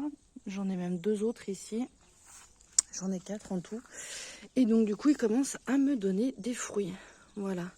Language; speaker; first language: French; native; French